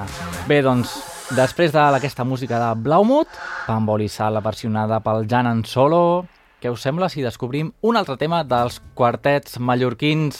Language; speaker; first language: Catalan; native; Catalan